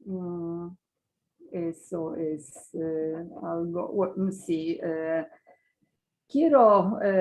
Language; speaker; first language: Spanish; non-native, fluent; Polish